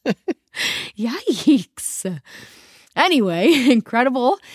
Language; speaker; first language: English; native; English